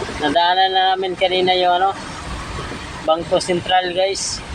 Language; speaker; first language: Filipino; non-native, local second language; Cebuano